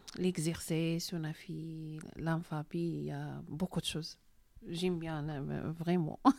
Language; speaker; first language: French; non-native, local second language; Arabic